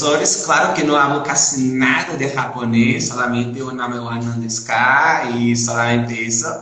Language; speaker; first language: Spanish; non-native, fluent; Portuguese